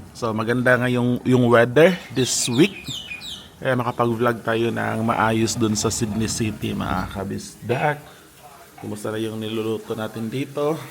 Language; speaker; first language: Filipino; non-native, local second language; Cebuano